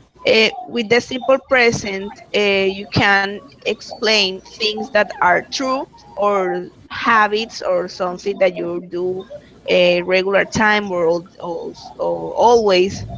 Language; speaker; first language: English; non-native, learner; Spanish